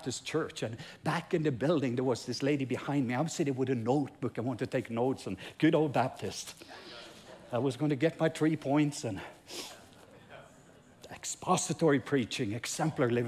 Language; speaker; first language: English; non-native, fluent; Norwegian